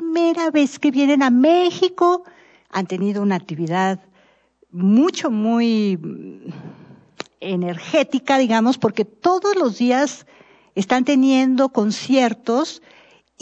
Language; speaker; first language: Spanish; native; Spanish